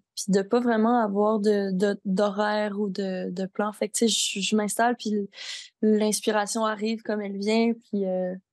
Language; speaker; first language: French; native; French